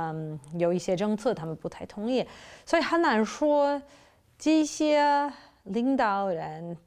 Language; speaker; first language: Chinese; non-native, fluent; English